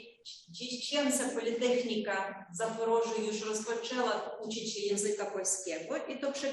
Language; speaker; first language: Polish; non-native, learner; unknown